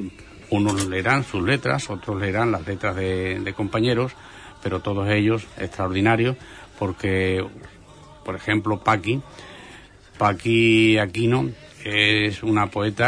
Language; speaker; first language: Spanish; native; Spanish